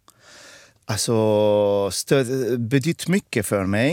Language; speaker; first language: Swedish; non-native, fluent; Arabic